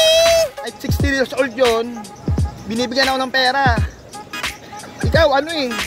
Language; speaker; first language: Filipino; native; Filipino